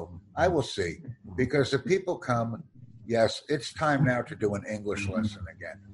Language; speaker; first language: English; non-native, fluent; Romanian